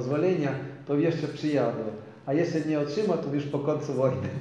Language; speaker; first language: Polish; non-native, learner; Ukrainian